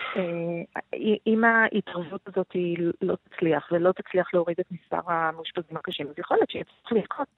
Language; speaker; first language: Hebrew; native; Hebrew